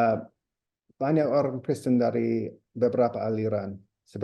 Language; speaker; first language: Indonesian; non-native, fluent; English